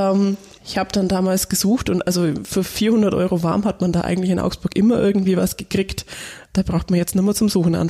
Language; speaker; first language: German; native; German